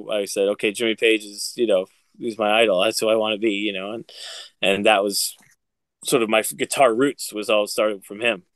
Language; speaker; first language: English; native; English